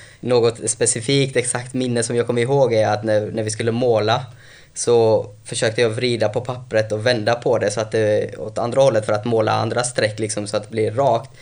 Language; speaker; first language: Swedish; early bilingual, other home language; Albanian